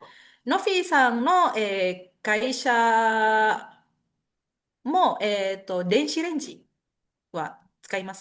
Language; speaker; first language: Japanese; non-native, fluent; Indonesian